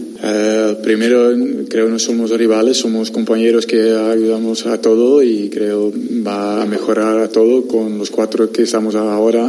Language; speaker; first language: Spanish; non-native, learner; Dutch